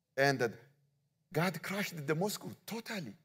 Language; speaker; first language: English; non-native, learner; Amharic